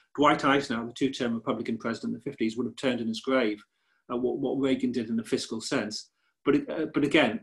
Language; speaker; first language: English; native; English